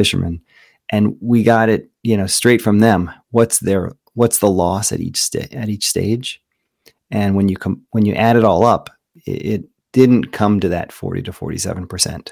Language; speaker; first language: English; native; English